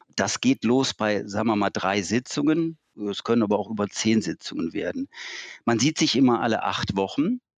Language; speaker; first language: German; native; German